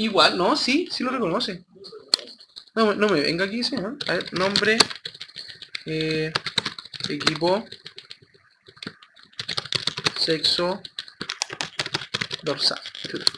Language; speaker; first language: Spanish; native; Spanish